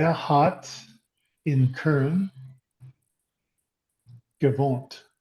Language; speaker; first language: German; non-native, learner; English